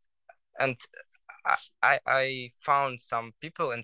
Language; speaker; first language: English; non-native, learner; Russian